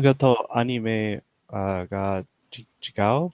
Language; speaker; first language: Japanese; non-native, learner; English